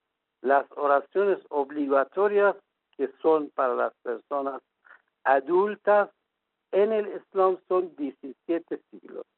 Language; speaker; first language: Spanish; non-native, fluent; Persian